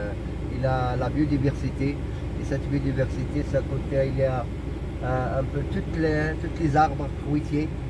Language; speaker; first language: French; non-native, local second language; Arabic